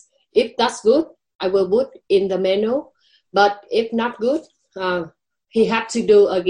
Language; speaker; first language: English; non-native, learner; Vietnamese